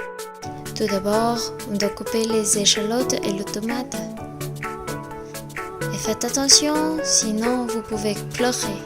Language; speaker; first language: French; non-native, learner; Vietnamese